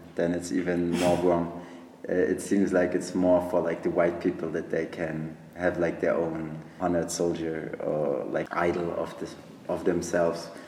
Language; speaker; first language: English; non-native, fluent; German